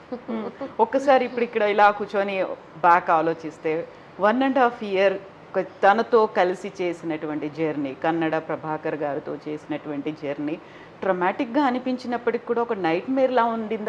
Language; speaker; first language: Telugu; native; Telugu